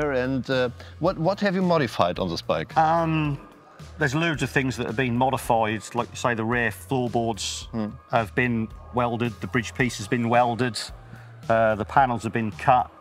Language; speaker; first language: English; native; English